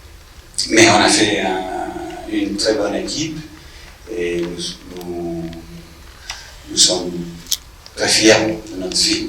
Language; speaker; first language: French; non-native, fluent; English